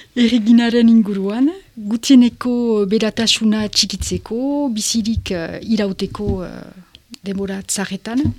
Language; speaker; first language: Basque; non-native, local second language; French